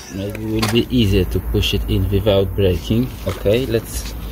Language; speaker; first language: English; non-native, fluent; Polish